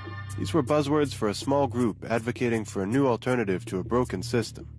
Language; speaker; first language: English; non-native, fluent; Hebrew